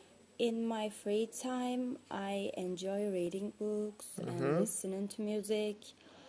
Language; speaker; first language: English; non-native, fluent; Turkish